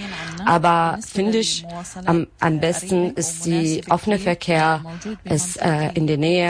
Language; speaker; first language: German; non-native, learner; Arabic